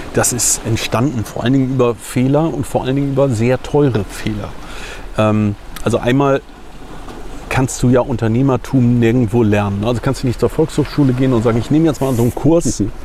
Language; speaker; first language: German; native; German